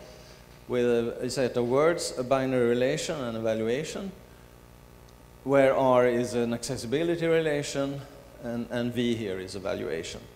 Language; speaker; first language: English; non-native, fluent; Swedish